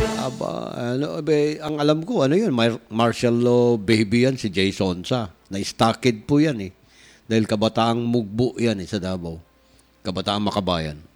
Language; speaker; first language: Filipino; non-native, local second language; Pangasinan